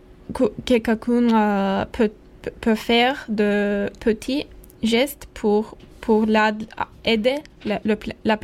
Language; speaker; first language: French; non-native, learner; Turkish